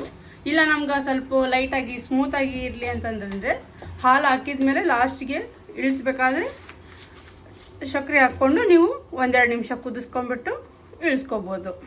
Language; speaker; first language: Kannada; native; Kannada